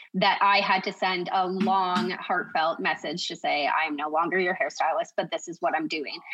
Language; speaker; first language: English; native; English